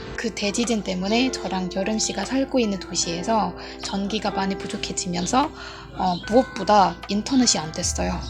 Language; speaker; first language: Korean; non-native, fluent; Burmese